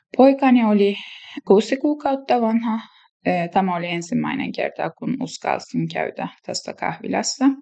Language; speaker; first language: Finnish; non-native, learner; Turkish